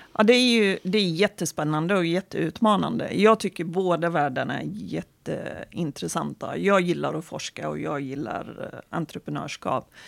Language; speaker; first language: Swedish; non-native, fluent; Arabic